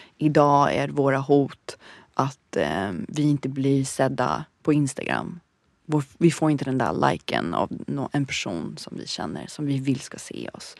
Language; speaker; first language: Swedish; early bilingual, other home language; Bosnian